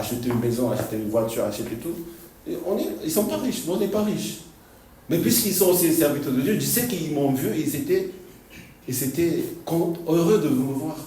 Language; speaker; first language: French; non-native, fluent; Korean